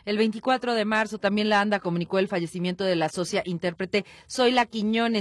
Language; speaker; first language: Spanish; native; Spanish